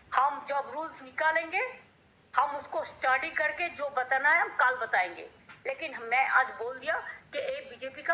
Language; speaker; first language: Hindi; non-native, local second language; Bangla